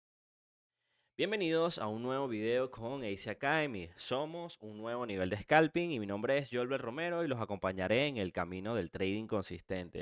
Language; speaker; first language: Spanish; native; Spanish